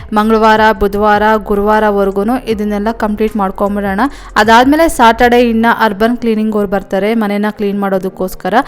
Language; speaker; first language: Kannada; non-native, local second language; Telugu